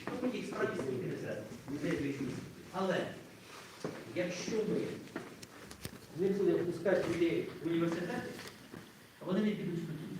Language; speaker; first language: Ukrainian; native; Ukrainian